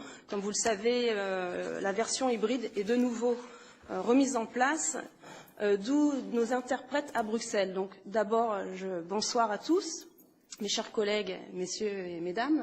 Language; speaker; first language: French; native; French